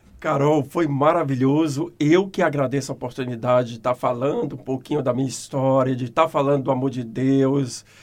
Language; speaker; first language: Portuguese; native; Portuguese